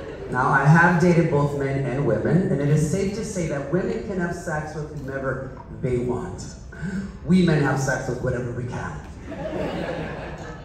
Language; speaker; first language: English; early bilingual, other home language; Spanish